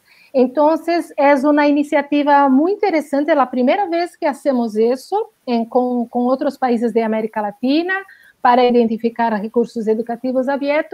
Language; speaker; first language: Spanish; non-native, learner; Portuguese